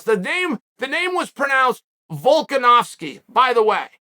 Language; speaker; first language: English; native; English